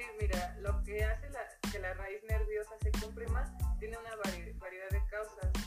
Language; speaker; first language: Spanish; native; Spanish